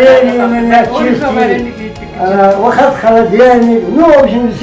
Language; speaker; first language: Russian; non-native, learner; Tajik